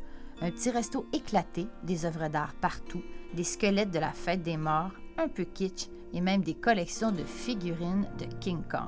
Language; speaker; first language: French; native; French